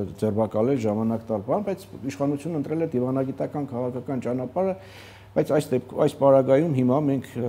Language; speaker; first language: Armenian; native; Armenian